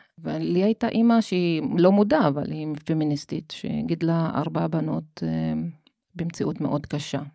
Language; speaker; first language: Hebrew; non-native, local second language; Arabic